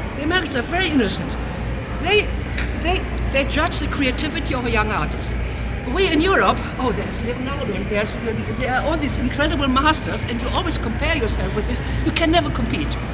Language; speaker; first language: English; non-native, fluent; German